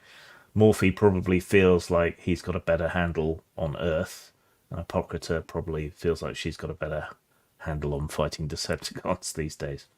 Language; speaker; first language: English; native; English